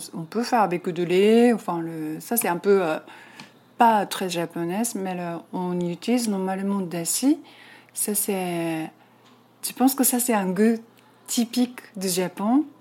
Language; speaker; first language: French; non-native, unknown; Japanese